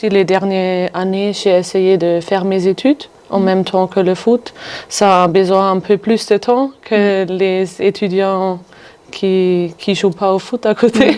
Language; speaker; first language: French; non-native, fluent; German